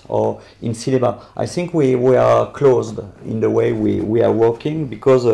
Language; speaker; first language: English; non-native, learner; French